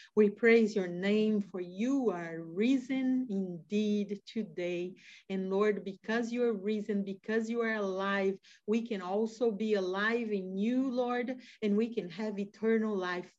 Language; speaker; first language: English; non-native, fluent; Portuguese